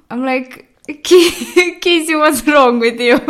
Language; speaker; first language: English; non-native, fluent; Romanian